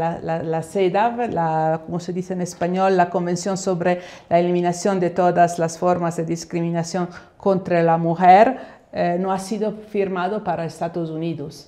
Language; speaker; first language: Spanish; non-native, fluent; Italian